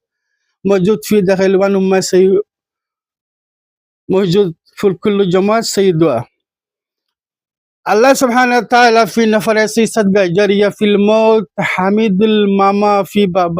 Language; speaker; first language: Arabic; non-native, learner; Bangla